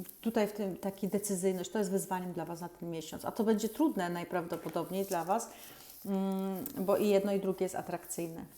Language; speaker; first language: Polish; native; Polish